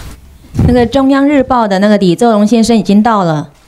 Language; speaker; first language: Chinese; native; Chinese